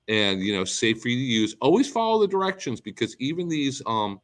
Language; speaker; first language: English; native; English